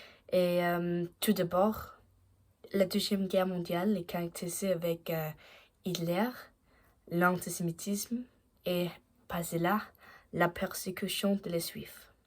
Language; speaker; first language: French; non-native, learner; Danish